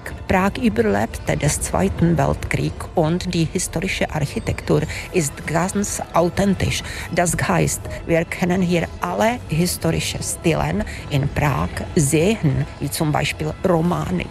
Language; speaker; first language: German; non-native, fluent; Czech